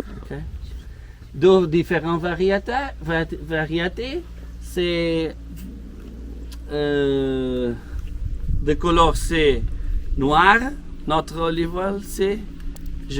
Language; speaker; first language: French; non-native, learner; Portuguese